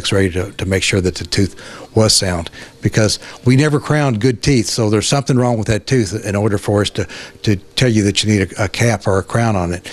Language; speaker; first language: English; native; English